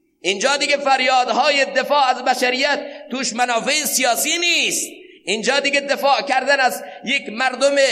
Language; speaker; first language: Persian; non-native, local second language; Central Kurdish